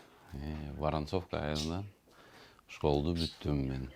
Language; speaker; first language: Kyrgyz; non-native, local second language; Tatar